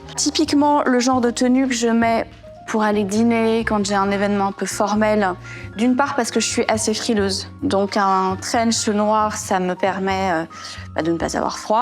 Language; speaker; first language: French; native; French